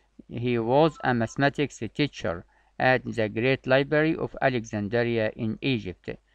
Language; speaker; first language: English; non-native, fluent; Arabic